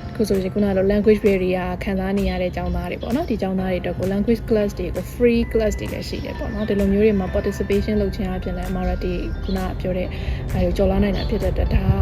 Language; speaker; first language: Burmese; native; Burmese